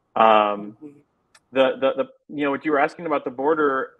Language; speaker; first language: English; native; English